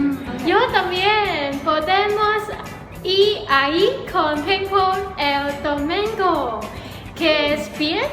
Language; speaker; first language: Spanish; non-native, learner; Cantonese